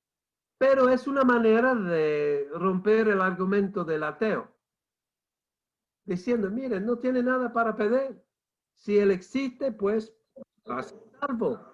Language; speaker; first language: Spanish; non-native, fluent; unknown